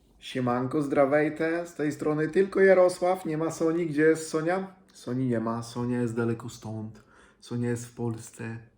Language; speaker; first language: Polish; native; Polish